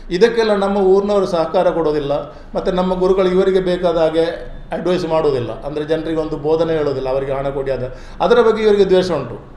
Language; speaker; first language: Kannada; non-native, local second language; Badaga